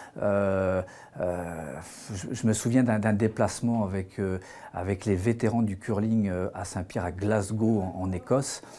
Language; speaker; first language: French; native; French